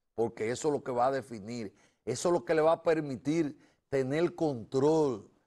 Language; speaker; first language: Spanish; native; Spanish